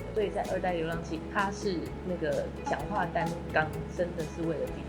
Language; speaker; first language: Chinese; native; Chinese